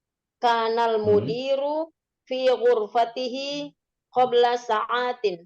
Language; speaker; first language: Arabic; non-native, learner; Indonesian